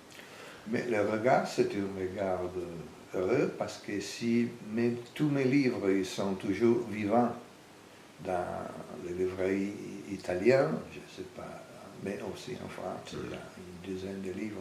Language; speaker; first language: French; non-native, fluent; Italian